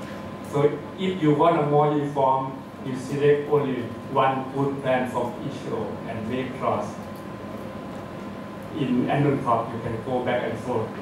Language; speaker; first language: English; non-native, fluent; Thai